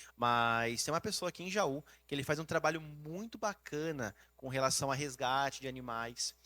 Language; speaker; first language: Portuguese; native; Portuguese